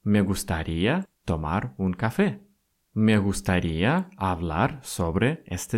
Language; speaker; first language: Spanish; non-native, fluent; Russian